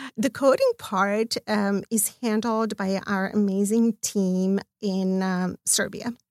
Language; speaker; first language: English; non-native, fluent; Serbian